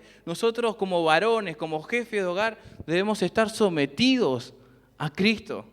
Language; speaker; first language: Spanish; native; Spanish